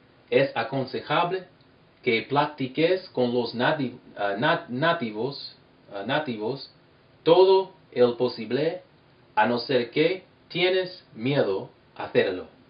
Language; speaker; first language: Spanish; non-native, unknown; English